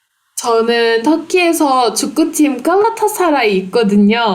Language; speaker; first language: Korean; non-native, fluent; Turkish